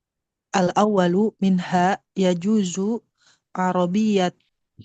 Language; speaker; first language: Arabic; non-native, learner; Indonesian